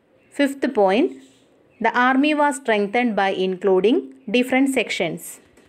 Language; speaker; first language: English; non-native, local second language; Malayalam